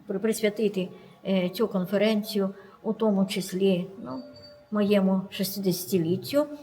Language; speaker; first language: Ukrainian; non-native, local second language; Russian